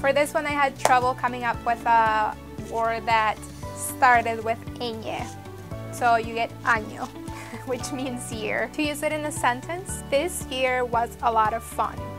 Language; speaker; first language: English; early bilingual, other home language; Spanish